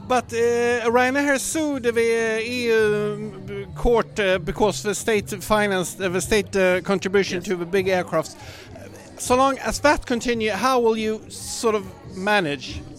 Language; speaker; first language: English; non-native, fluent; Swedish